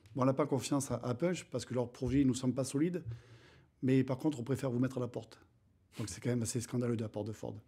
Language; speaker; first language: French; native; French